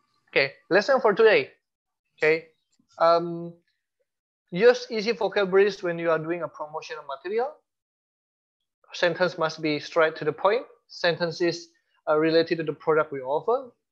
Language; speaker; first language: English; non-native, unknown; Indonesian